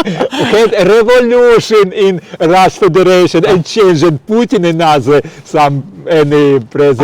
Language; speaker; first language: English; non-native, learner; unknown